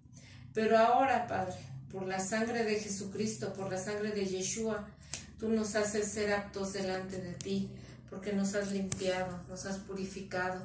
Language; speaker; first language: Spanish; native; Spanish